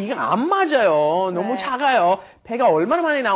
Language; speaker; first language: Korean; non-native, fluent; English